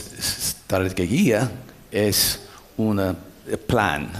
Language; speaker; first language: Spanish; non-native, learner; English